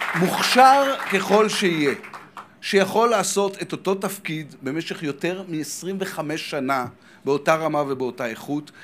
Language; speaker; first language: Hebrew; native; Hebrew